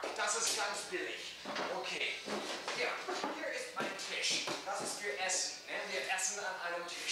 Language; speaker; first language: German; non-native, learner; English